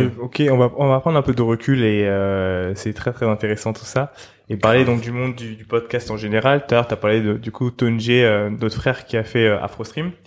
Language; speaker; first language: French; native; French